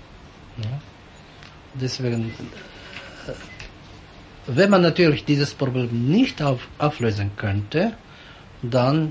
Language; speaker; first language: German; non-native, fluent; Japanese